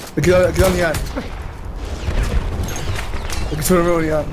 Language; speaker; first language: Catalan; native; Catalan